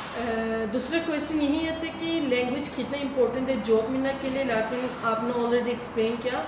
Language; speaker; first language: Hindi; non-native, learner; Turkish